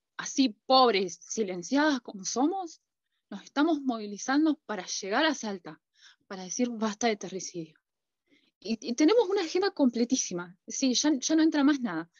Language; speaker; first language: Spanish; non-native, local second language; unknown